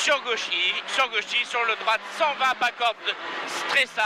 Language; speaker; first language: French; native; French